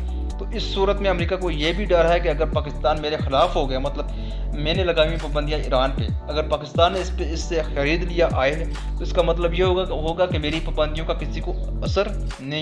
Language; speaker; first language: Hindi; non-native, local second language; Punjabi